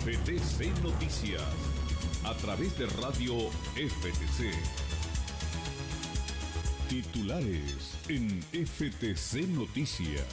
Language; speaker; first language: Spanish; native; Spanish